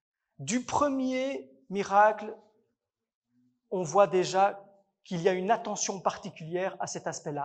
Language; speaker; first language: French; native; French